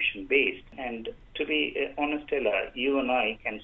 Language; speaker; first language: English; non-native, local second language; Tamil